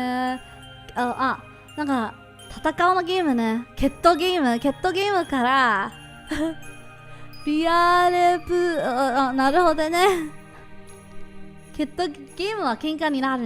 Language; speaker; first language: Japanese; non-native, learner; English